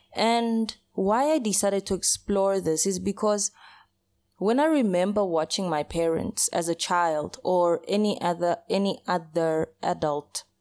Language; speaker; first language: English; early bilingual, other home language; Portuguese